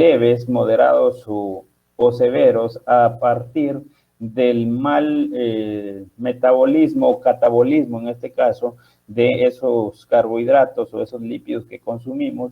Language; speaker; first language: Spanish; native; Spanish